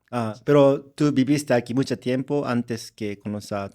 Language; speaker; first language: Spanish; non-native, learner; Japanese